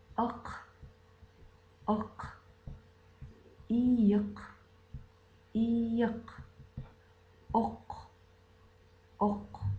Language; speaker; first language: Turkish; non-native, fluent; Kazakh